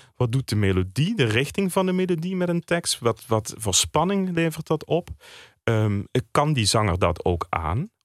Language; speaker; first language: Dutch; native; Dutch